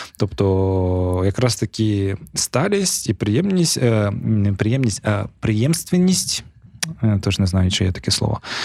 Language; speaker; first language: Ukrainian; non-native, local second language; Russian